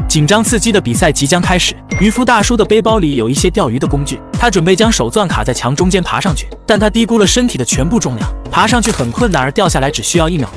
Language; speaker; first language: Chinese; native; Chinese